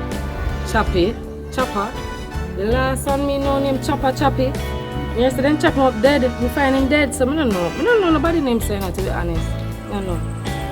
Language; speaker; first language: English; native; English